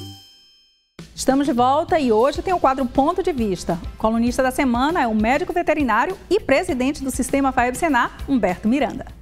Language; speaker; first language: Portuguese; native; Portuguese